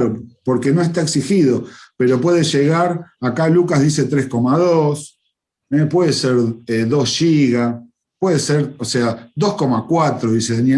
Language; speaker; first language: Spanish; native; Spanish